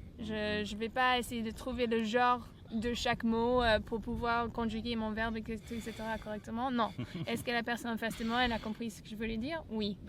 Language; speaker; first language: French; non-native, fluent; English